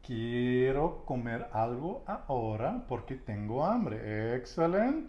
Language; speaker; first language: Spanish; non-native, learner; English